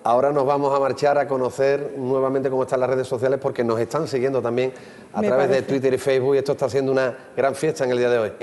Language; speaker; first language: Spanish; native; Spanish